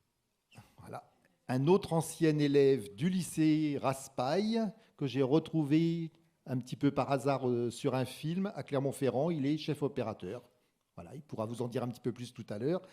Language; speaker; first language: French; native; French